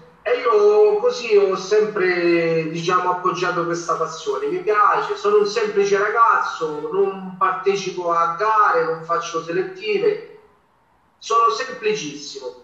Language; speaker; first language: Italian; native; Italian